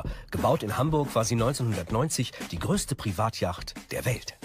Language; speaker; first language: German; native; German